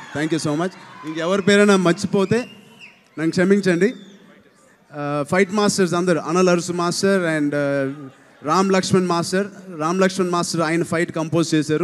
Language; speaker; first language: Telugu; native; Telugu